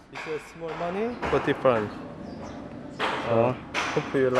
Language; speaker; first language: English; non-native, learner; Korean